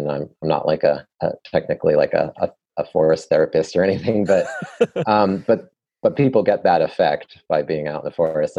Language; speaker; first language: English; native; English